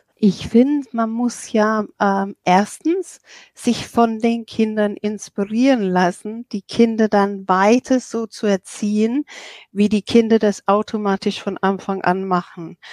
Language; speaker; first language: German; non-native, fluent; English